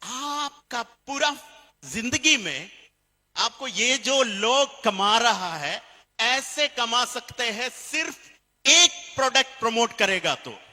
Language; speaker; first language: Hindi; non-native, fluent; Bangla